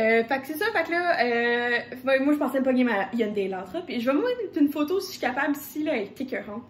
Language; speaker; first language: French; native; French